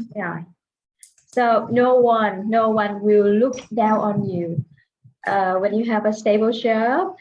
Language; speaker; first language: English; non-native, fluent; Vietnamese